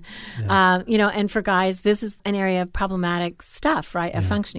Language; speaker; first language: English; native; English